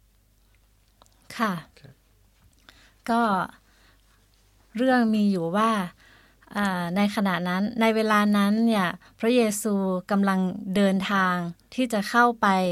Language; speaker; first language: Thai; native; Thai